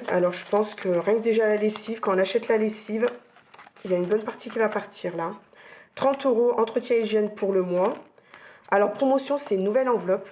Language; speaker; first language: French; native; French